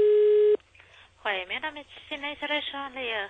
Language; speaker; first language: Dutch; non-native, learner; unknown